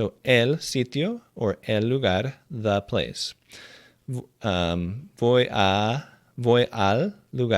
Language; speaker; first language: Spanish; non-native, fluent; English